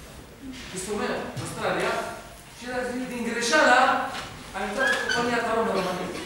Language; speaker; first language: Romanian; non-native, learner; Hebrew